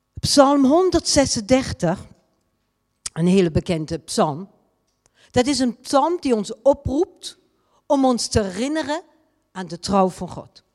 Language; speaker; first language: Dutch; non-native, fluent; French